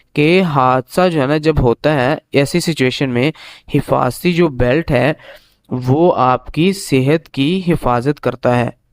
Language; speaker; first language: Urdu; native; Urdu